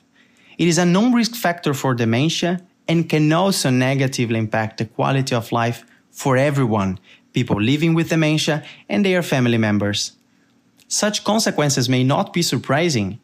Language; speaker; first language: English; non-native, fluent; Portuguese